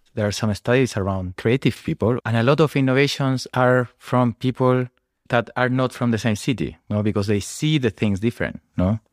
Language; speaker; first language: English; non-native, fluent; Spanish